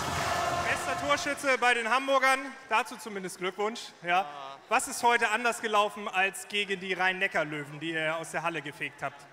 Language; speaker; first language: German; native; German